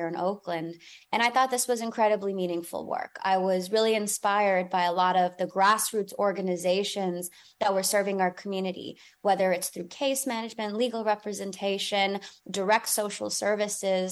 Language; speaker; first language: English; native; English